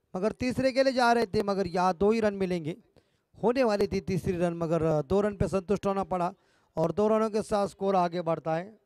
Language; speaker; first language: Hindi; non-native, local second language; Marathi